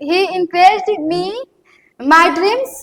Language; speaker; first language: English; non-native, learner; Hindi